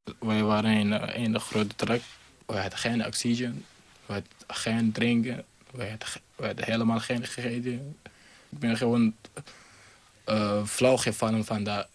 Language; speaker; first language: Dutch; non-native, learner; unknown